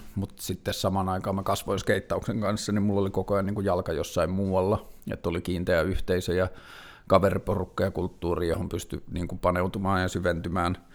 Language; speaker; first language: Finnish; native; Finnish